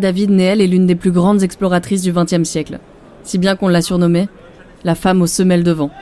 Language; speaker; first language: French; native; French